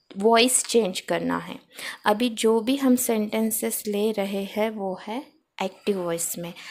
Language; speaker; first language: Hindi; non-native, local second language; Marathi